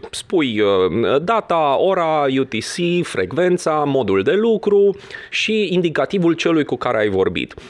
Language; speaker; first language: Romanian; non-native, local second language; Hungarian